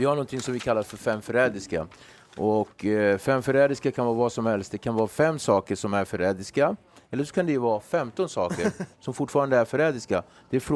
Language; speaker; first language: Swedish; native; Swedish